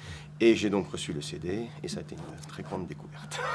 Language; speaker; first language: French; native; French